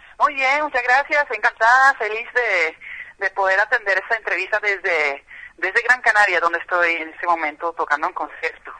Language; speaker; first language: Spanish; non-native, fluent; Dutch